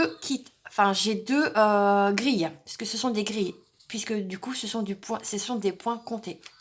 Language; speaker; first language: French; native; French